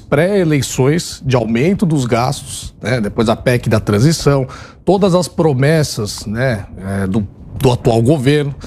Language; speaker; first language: Portuguese; native; Portuguese